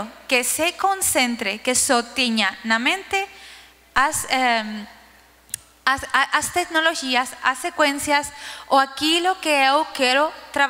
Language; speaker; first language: Portuguese; non-native, learner; Spanish